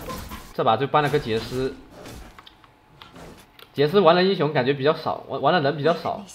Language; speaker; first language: Chinese; native; Chinese